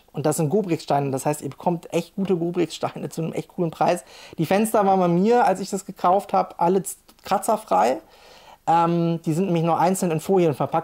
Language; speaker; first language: German; native; German